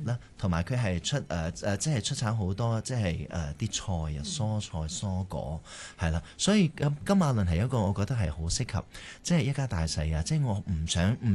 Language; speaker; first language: Cantonese; early bilingual, heritage; Cantonese